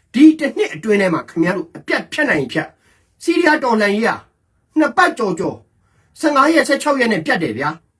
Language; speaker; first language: Burmese; native; Burmese